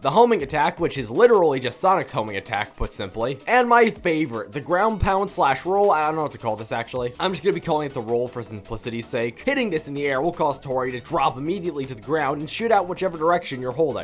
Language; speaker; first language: English; native; English